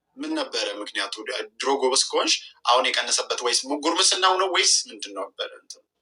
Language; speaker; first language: Amharic; native; Amharic